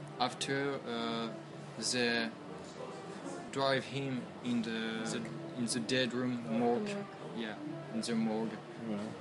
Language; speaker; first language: English; non-native, learner; French